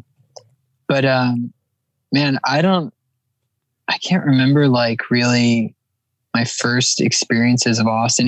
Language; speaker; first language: English; native; English